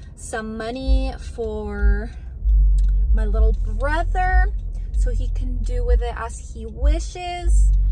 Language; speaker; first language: English; early bilingual, other home language; Spanish